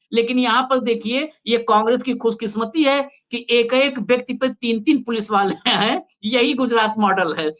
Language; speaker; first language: Hindi; native; Hindi